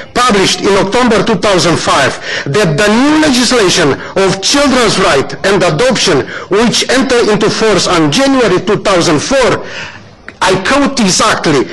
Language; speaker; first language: English; non-native, fluent; Romanian